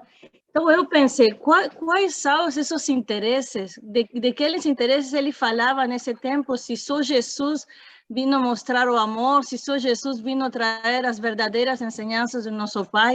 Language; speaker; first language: Portuguese; non-native, fluent; Spanish